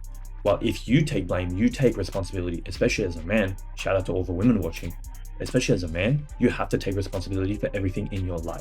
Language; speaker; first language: English; native; English